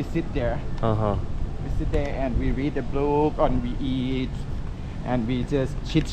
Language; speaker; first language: English; non-native, fluent; Thai